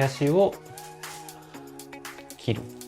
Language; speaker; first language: Japanese; native; Japanese